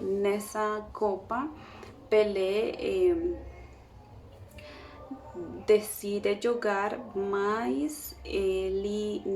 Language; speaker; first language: Portuguese; non-native, learner; Spanish